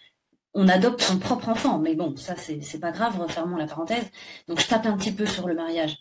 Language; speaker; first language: French; native; French